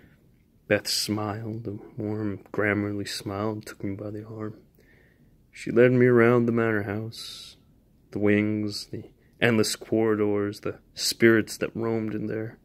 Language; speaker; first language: English; native; English